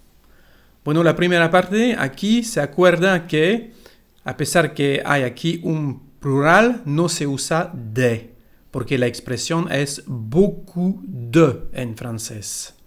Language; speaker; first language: Spanish; non-native, fluent; French